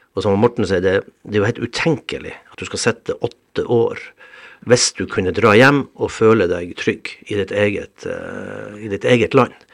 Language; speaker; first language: Norwegian; native; Norwegian